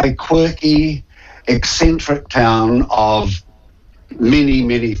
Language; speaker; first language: English; native; English